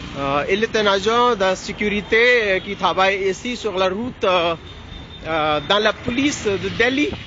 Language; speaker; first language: French; non-native, learner; Hindi